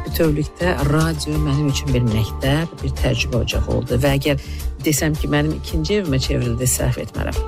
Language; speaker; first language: Azerbaijani; native; Azerbaijani